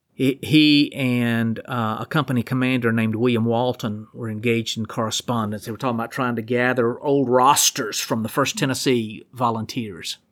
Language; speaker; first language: English; native; English